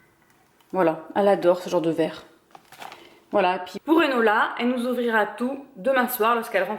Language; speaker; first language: French; native; French